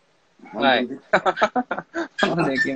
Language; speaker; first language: Japanese; non-native, fluent; Korean